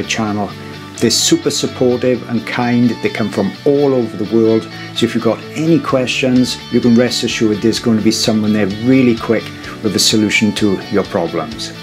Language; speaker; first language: English; native; English